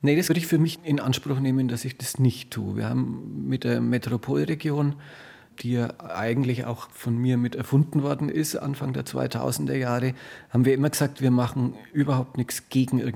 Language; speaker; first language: German; native; German